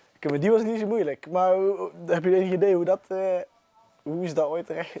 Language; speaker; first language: Dutch; native; Dutch